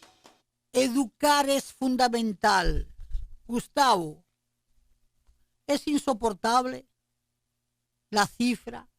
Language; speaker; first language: Spanish; native; Spanish